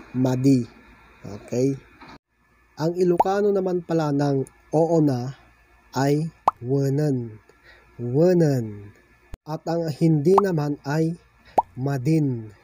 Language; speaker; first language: Filipino; non-native, local second language; Iloko